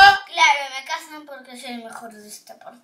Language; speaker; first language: Spanish; native; Spanish